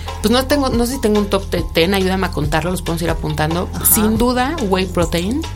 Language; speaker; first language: Spanish; native; Spanish